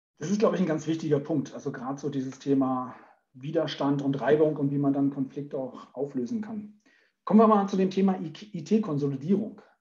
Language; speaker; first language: German; native; German